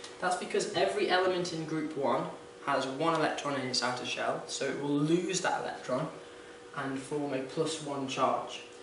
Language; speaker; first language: English; native; English